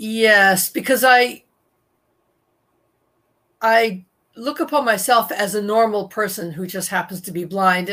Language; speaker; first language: English; native; English